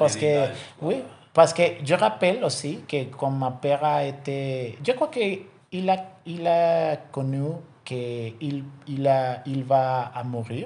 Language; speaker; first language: French; non-native, learner; Spanish